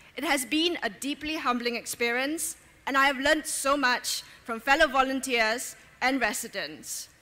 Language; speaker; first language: English; native; English